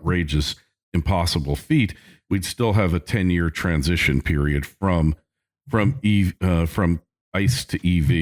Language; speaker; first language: English; native; English